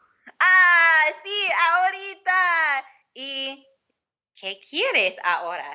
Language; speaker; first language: Spanish; non-native, learner; English